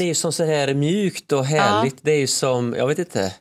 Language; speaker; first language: Swedish; native; Swedish